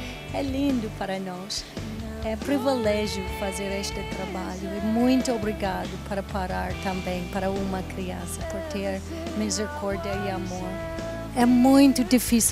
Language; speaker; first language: Portuguese; non-native, learner; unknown